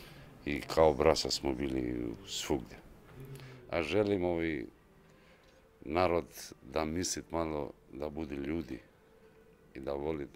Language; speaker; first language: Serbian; non-native, local second language; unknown